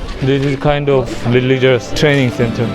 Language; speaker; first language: English; non-native, learner; Korean